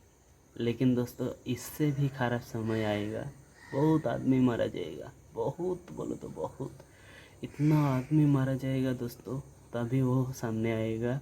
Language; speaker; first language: Hindi; non-native, local second language; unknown